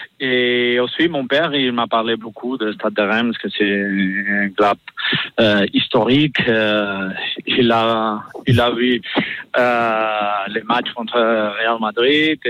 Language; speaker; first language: French; non-native, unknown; Catalan